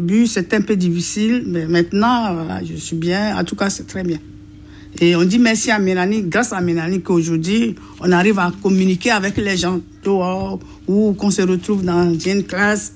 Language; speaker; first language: French; non-native, learner; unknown